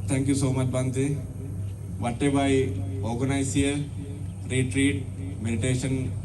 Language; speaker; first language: English; non-native, learner; Sinhala